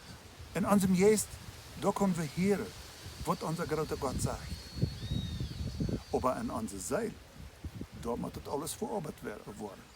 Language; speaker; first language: German; non-native, learner; Plautdietsch